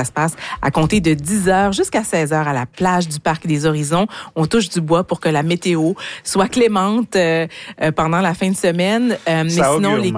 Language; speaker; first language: French; native; French